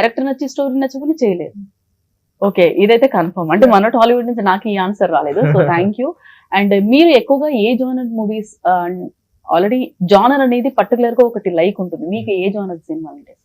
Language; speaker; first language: Telugu; native; Telugu